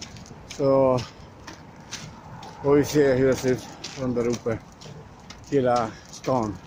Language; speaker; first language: Swedish; non-native, learner; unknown